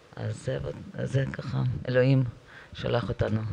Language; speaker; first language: Hebrew; non-native, fluent; Russian